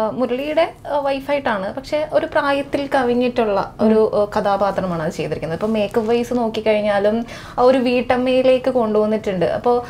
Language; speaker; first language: Malayalam; native; Malayalam